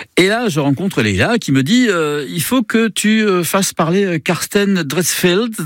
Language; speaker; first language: French; native; French